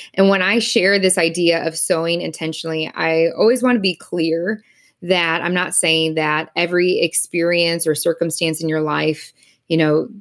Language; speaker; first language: English; native; English